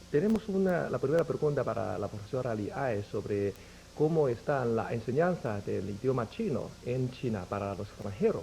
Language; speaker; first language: Spanish; non-native, fluent; Chinese